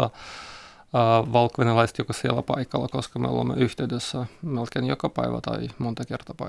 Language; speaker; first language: Finnish; non-native, learner; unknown